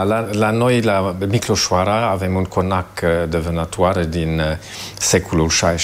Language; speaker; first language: Romanian; non-native, fluent; German